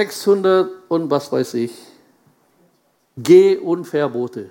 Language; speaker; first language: German; non-native, fluent; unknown